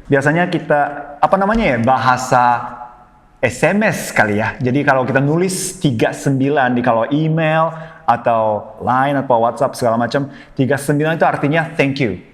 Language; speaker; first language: Indonesian; non-native, fluent; Japanese